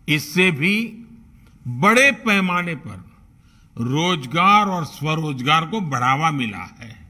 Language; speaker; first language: Hindi; non-native, local second language; Gujarati